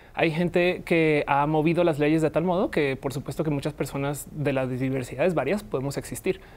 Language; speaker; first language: Spanish; native; Spanish